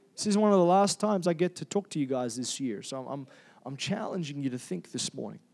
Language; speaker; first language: English; native; English